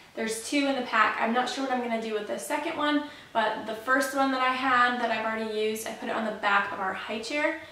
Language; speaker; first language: English; native; English